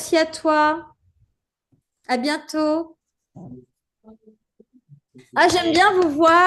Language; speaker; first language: French; native; French